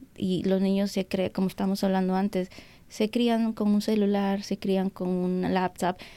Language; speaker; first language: Spanish; native; Spanish